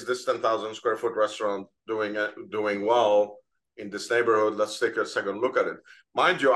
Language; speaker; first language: English; non-native, fluent; Arabic